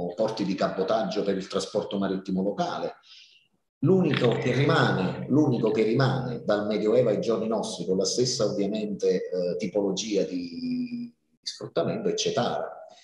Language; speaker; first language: Italian; native; Italian